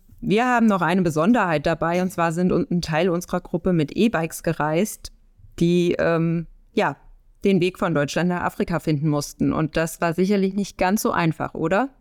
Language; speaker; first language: German; native; German